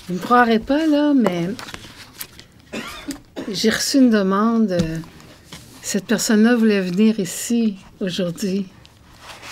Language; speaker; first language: French; native; French